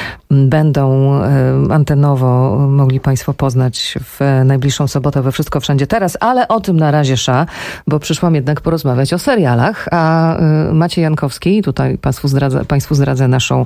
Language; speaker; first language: Polish; native; Polish